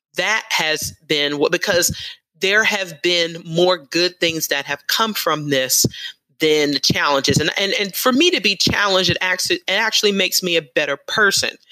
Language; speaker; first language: English; native; English